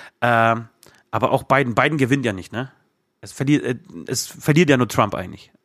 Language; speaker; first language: German; native; German